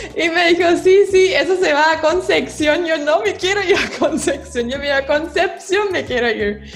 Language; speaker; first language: Spanish; non-native, fluent; German